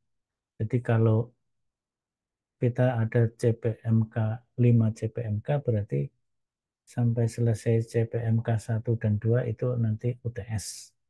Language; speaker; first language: Indonesian; native; Indonesian